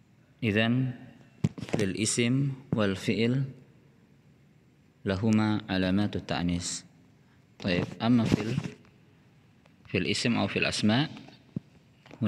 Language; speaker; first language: Arabic; non-native, fluent; Indonesian